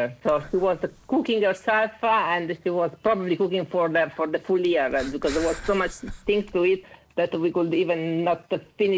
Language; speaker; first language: English; non-native, fluent; Italian